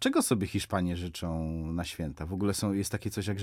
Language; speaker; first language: Polish; native; Polish